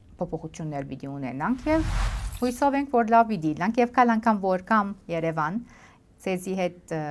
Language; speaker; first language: Armenian; native; Armenian